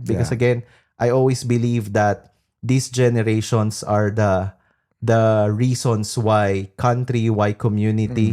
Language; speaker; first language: English; non-native, local second language; Filipino